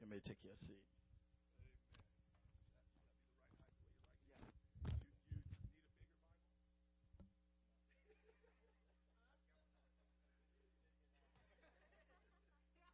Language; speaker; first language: English; non-native, local second language; Akan